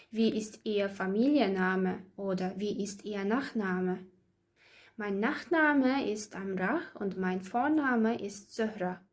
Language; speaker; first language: German; non-native, learner; Azerbaijani